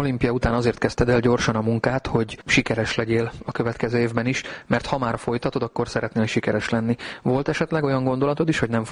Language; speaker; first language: Hungarian; native; Hungarian